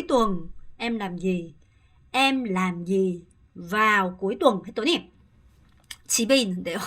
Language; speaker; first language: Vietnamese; non-native, fluent; Korean